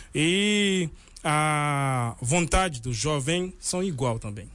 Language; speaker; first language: Portuguese; non-native, learner; Haitian Creole